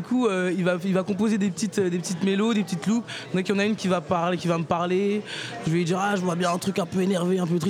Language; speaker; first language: French; native; French